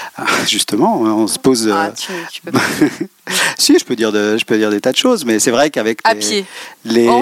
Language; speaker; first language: French; native; French